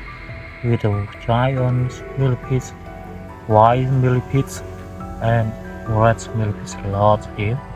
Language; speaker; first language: English; non-native, learner; Khmer